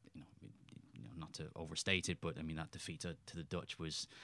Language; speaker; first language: English; native; English